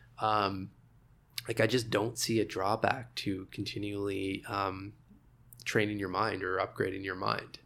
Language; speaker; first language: English; native; English